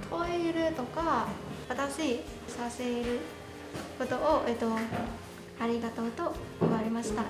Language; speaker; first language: Japanese; non-native, learner; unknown